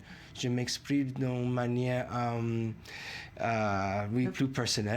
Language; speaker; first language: French; non-native, fluent; English